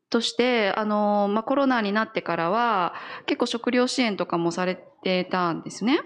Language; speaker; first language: Japanese; native; Japanese